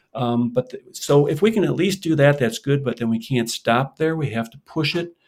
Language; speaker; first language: English; native; English